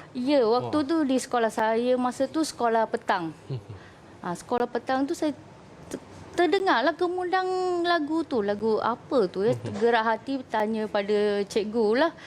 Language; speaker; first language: Malay; non-native, local second language; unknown